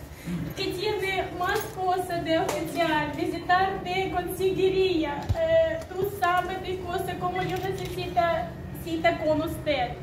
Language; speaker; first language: Spanish; non-native, learner; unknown